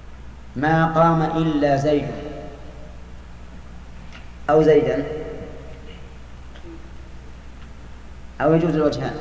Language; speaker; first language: Arabic; native; Arabic